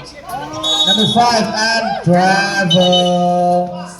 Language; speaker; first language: English; non-native, local second language; Indonesian